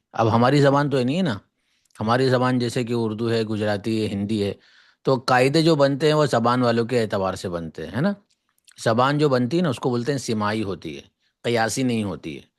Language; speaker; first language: Urdu; native; Urdu